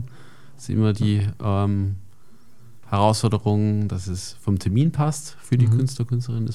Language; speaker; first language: German; native; German